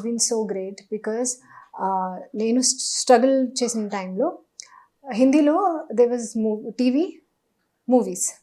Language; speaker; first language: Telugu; non-native, local second language; Hindi